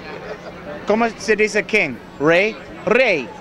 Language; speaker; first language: Spanish; non-native, learner; English